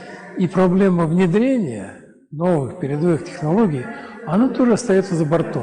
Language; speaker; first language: Russian; native; Russian